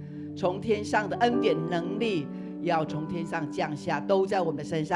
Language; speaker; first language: Chinese; native; Chinese